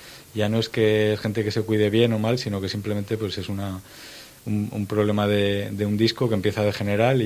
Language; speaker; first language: Spanish; native; Spanish